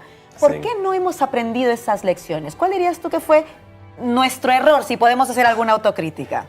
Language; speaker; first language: Spanish; native; Spanish